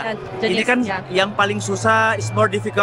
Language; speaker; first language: Indonesian; native; Indonesian